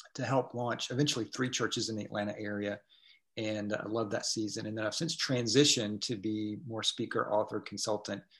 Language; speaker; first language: English; native; English